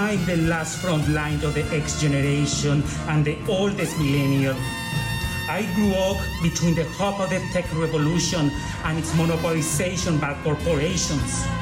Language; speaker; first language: English; non-native, fluent; Spanish